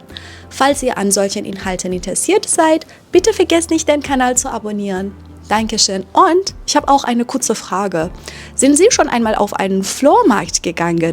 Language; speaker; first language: German; non-native, fluent; Persian